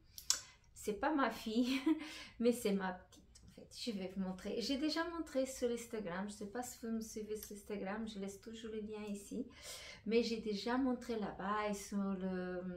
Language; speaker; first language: French; non-native, fluent; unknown